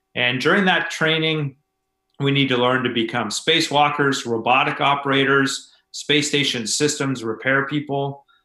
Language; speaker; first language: English; native; English